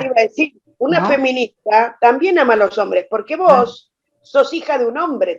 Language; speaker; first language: Spanish; native; Spanish